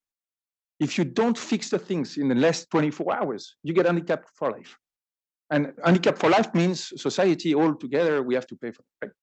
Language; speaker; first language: English; non-native, fluent; French